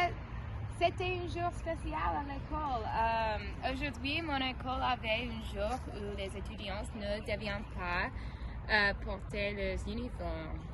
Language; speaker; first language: French; non-native, learner; English